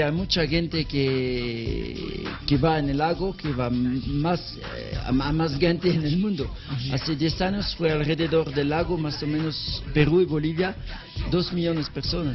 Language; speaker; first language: Spanish; non-native, learner; French